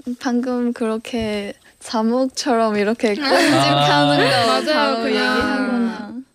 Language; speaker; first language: Korean; non-native, fluent; Cantonese